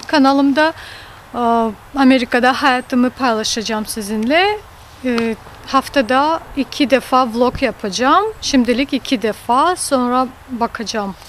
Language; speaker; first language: Turkish; early bilingual, heritage; Russian